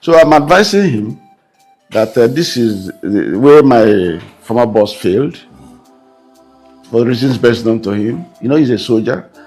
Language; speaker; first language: English; non-native, local second language; Igbo